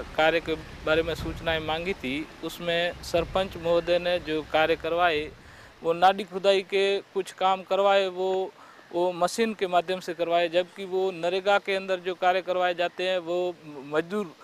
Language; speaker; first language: Hindi; native; Hindi